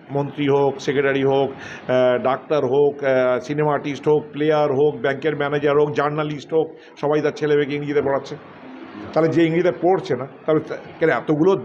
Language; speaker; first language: Bangla; native; Bangla